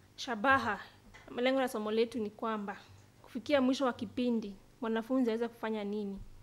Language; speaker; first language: Swahili; non-native, local second language; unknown